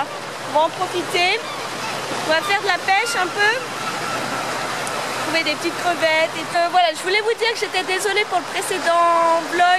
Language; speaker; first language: French; native; French